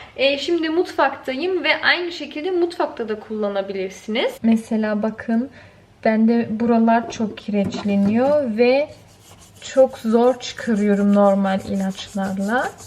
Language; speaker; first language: Turkish; early bilingual, heritage; Turkish